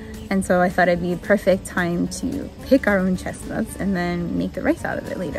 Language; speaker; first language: English; native; English